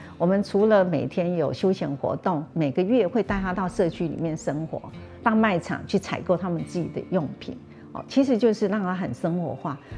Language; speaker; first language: Chinese; non-native, local second language; Hakka Chinese